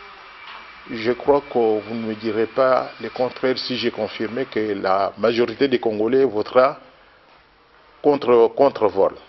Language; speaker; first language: French; non-native, local second language; Luba-Lulua